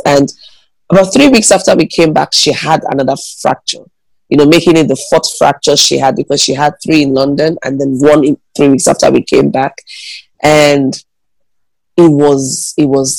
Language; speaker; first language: English; non-native, local second language; Igbo